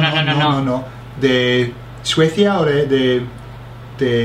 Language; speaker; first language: Spanish; non-native, fluent; English